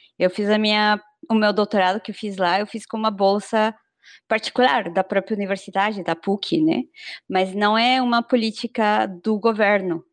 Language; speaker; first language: Portuguese; non-native, fluent; Spanish